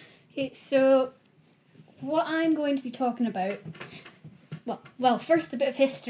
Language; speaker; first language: English; native; English